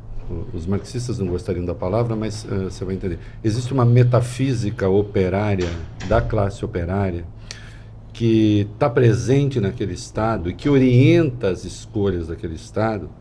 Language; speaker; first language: Portuguese; native; Portuguese